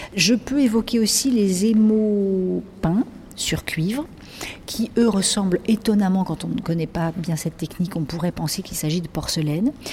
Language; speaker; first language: French; native; French